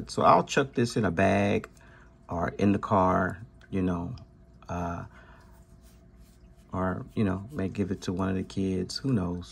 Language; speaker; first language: English; native; English